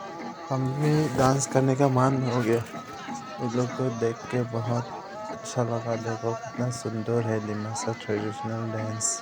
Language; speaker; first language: Hindi; non-native, local second language; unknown